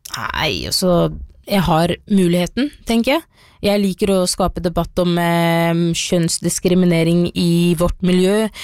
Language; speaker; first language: Norwegian; early bilingual, other home language; Somali